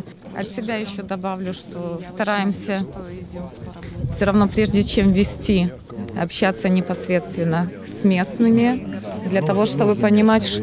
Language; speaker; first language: Russian; native; Russian